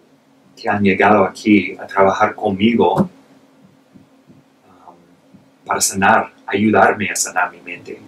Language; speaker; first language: Spanish; non-native, fluent; English